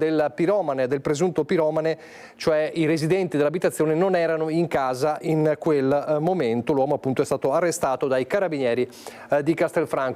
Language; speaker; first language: Italian; native; Italian